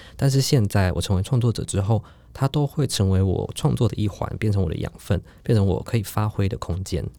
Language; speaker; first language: Chinese; native; Chinese